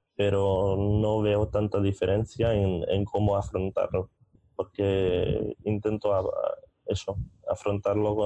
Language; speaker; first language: Spanish; non-native, fluent; Hungarian